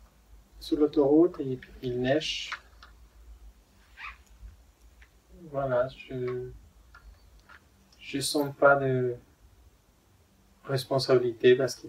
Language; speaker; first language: French; non-native, fluent; Spanish